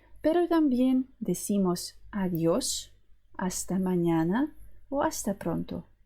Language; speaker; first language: Spanish; non-native, fluent; Ukrainian